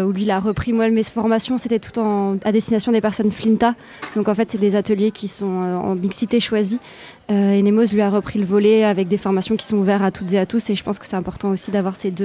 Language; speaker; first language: French; native; French